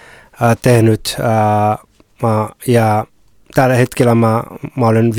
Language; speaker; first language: Finnish; non-native, fluent; Somali